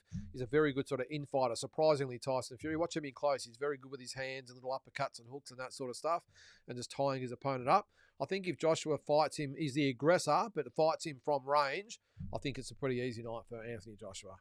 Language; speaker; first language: English; native; English